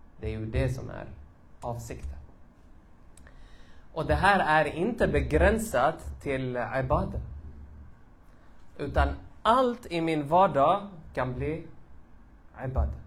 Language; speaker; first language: Swedish; early bilingual, other home language; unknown